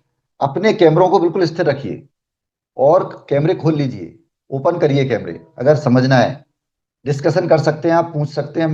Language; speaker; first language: Hindi; native; Hindi